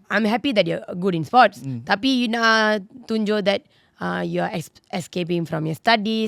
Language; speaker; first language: English; non-native, local second language; Tamil